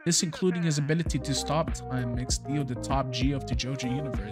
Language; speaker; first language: English; native; English